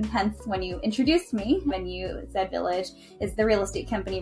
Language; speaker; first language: English; native; English